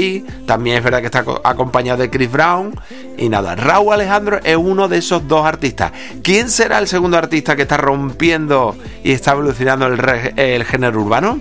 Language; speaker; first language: Spanish; native; Spanish